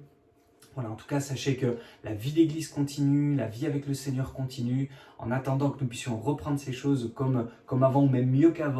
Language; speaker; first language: French; native; French